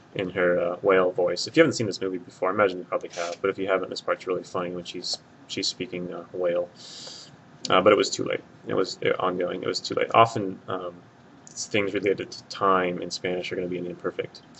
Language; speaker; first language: English; native; English